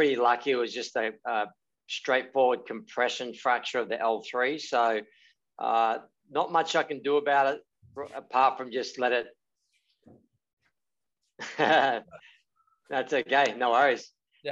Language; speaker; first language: English; native; English